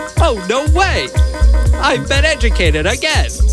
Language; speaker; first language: English; native; English